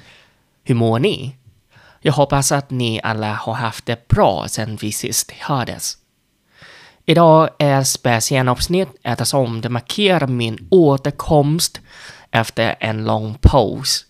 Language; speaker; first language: Swedish; non-native, fluent; Vietnamese